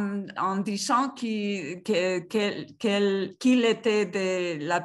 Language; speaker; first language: French; non-native, fluent; Spanish